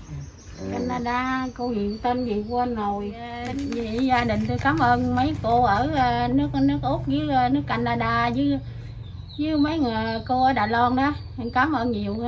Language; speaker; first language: Vietnamese; native; Vietnamese